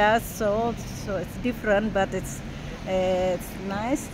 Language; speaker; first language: English; non-native, learner; Indonesian